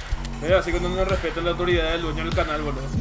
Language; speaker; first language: Spanish; native; Spanish